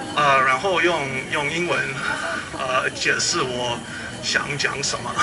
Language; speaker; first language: Chinese; non-native, learner; English